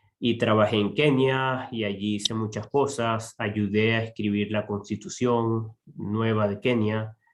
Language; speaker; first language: Spanish; native; Spanish